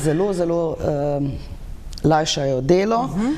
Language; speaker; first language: Slovenian; native; Slovenian